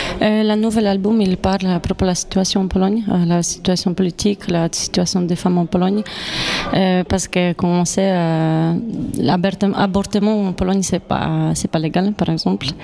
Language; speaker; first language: French; non-native, fluent; Polish